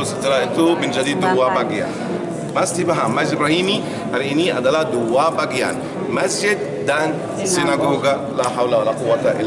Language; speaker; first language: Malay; non-native, learner; Arabic